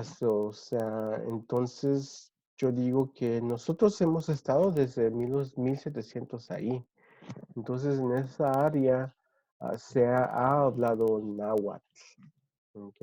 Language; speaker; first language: Spanish; early bilingual, other home language; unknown